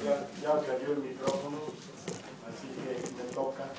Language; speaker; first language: Spanish; native; Spanish